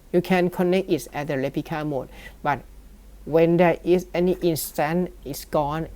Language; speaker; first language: English; non-native, learner; Thai